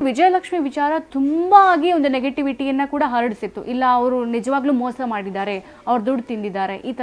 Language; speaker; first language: Kannada; native; Kannada